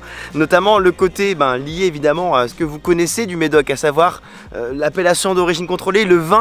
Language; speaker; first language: French; native; French